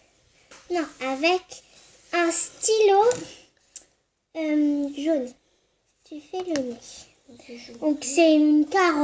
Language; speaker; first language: French; native; French